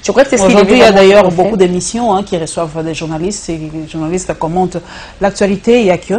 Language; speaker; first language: French; non-native, local second language; Lingala